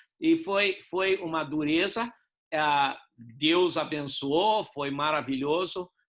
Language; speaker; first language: Portuguese; non-native, fluent; English